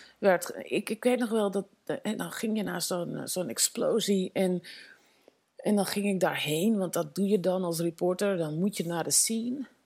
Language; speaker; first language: Dutch; native; Dutch